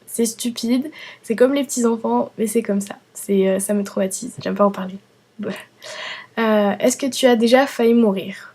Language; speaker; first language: French; early bilingual, other home language; Vietnamese